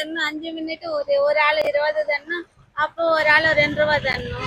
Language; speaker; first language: Malayalam; non-native, learner; Telugu